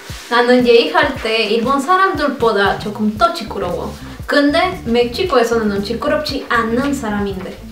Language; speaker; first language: Korean; non-native, learner; Spanish